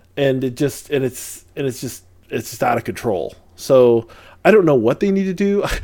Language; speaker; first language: English; early bilingual, other home language; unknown